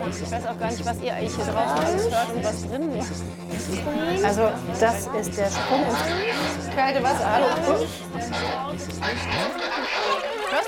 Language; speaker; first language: German; native; German